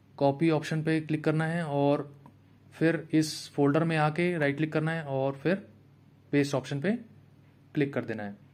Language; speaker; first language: Hindi; native; Hindi